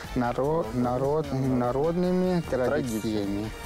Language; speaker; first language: Russian; non-native, learner; Persian